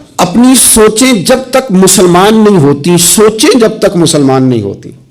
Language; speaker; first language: Urdu; non-native, local second language; Punjabi